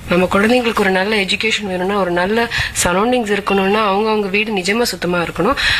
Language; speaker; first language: Tamil; non-native, local second language; Malayalam